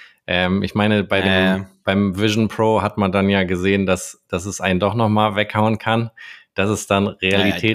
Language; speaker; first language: German; native; German